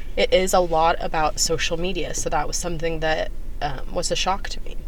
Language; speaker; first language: English; native; English